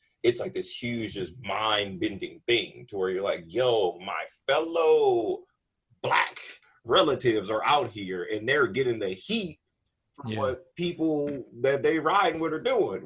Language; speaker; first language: English; native; English